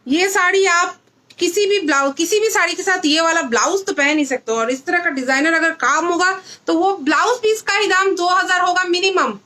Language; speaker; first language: Hindi; non-native, local second language; Bangla